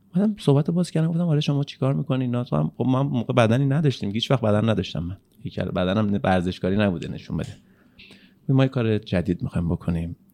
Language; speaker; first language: Persian; native; Persian